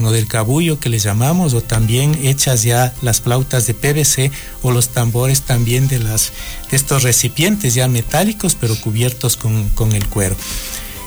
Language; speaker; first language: Spanish; native; Spanish